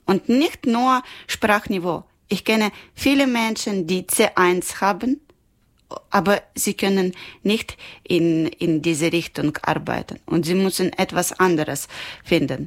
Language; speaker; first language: German; non-native, learner; Ukrainian